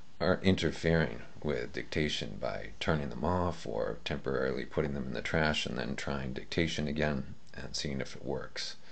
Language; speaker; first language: English; native; English